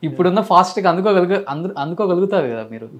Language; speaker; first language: Telugu; native; Telugu